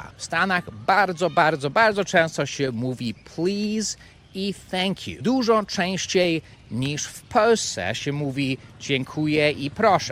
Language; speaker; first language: Polish; non-native, fluent; English